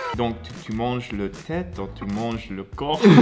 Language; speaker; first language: French; non-native, learner; English